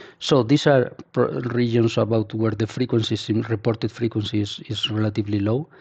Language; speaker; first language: English; non-native, fluent; Spanish